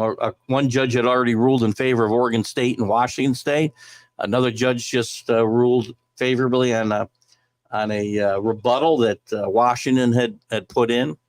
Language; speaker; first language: English; native; English